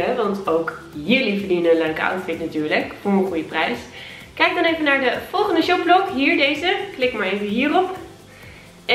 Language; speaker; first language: Dutch; native; Dutch